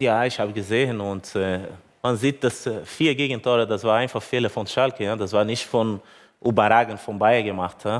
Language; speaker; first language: German; non-native, learner; Portuguese